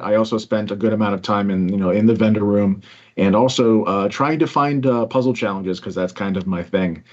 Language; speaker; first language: English; native; English